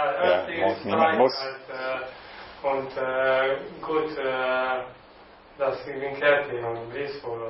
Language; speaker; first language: German; non-native, learner; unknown